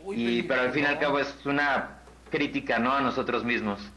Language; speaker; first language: Spanish; native; Spanish